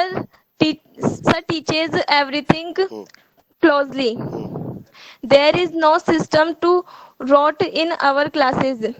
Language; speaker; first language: English; non-native, learner; Hindi